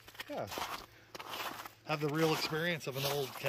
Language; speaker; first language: English; native; English